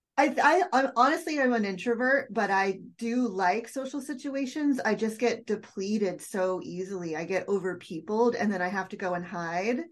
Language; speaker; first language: English; native; English